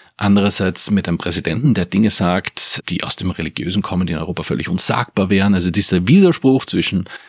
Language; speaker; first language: German; native; German